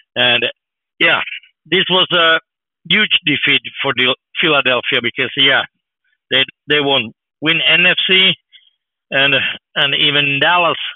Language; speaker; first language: English; non-native, fluent; Finnish